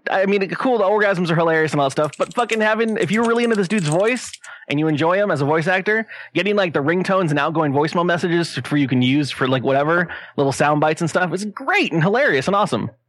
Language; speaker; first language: English; native; English